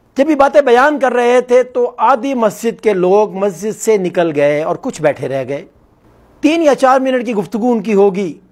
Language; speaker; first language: Urdu; non-native, local second language; Northern Hindko